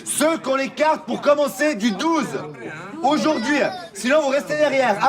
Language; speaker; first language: French; native; French